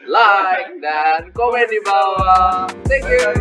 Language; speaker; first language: Indonesian; non-native, fluent; Korean